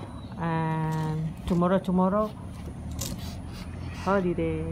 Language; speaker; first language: English; non-native, learner; Javanese